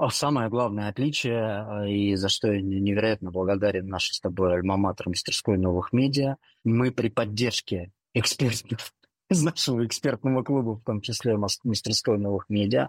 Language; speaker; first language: Russian; native; Russian